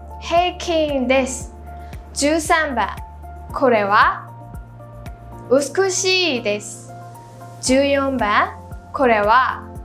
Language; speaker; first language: Japanese; non-native, fluent; Burmese